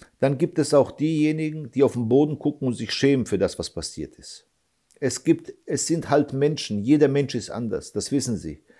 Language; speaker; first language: German; early bilingual, other home language; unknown